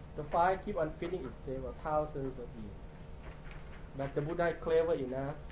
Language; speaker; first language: English; non-native, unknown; Thai